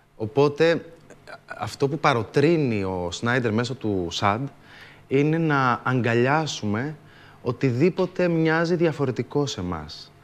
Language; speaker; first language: Greek; native; Greek